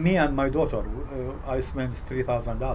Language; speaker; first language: English; non-native, fluent; Arabic